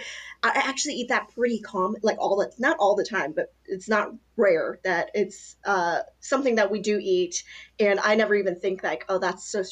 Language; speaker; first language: English; early bilingual, other home language; Chinese